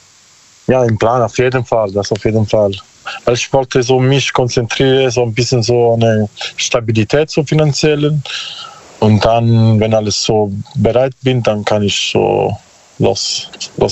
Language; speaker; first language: German; non-native, learner; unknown